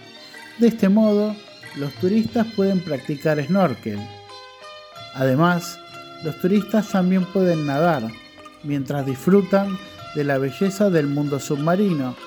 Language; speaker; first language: Spanish; non-native, fluent; Indonesian